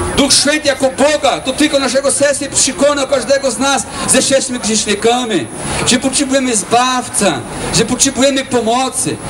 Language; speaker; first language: Polish; non-native, learner; Portuguese